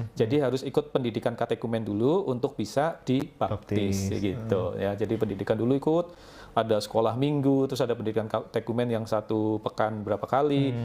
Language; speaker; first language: Indonesian; non-native, local second language; Javanese